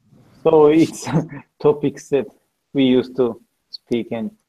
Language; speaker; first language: English; non-native, learner; Georgian